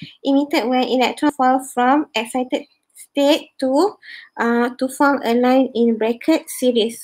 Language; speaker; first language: English; non-native, local second language; Malay